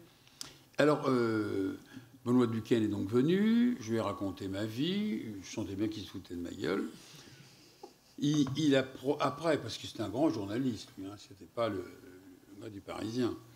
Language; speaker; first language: French; native; French